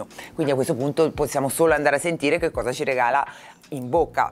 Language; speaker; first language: Italian; native; Italian